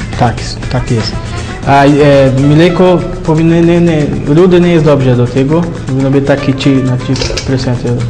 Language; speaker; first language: Polish; non-native, learner; Portuguese